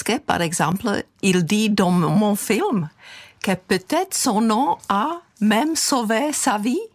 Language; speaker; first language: French; non-native, fluent; Czech